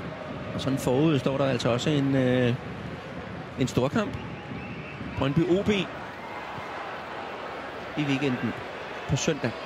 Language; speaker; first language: Danish; native; Danish